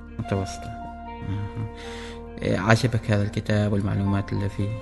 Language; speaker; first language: Arabic; native; Arabic